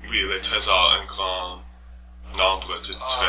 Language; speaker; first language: French; non-native, learner; English